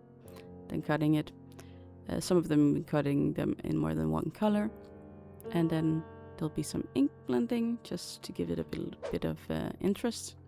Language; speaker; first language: English; non-native, fluent; Danish